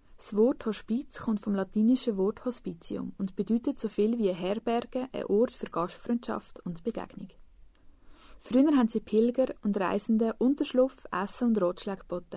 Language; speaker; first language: German; native; German